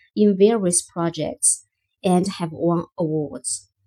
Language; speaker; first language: English; non-native, fluent; Chinese